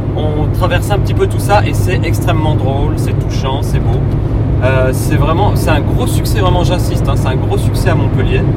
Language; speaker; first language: French; native; French